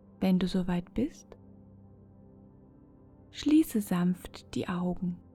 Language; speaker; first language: German; native; German